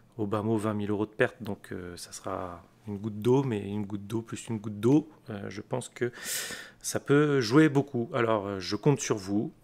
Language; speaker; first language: French; native; French